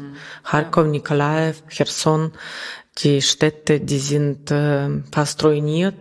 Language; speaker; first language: German; non-native, fluent; Russian